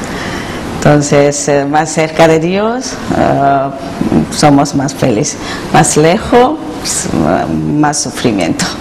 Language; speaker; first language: Spanish; non-native, learner; Korean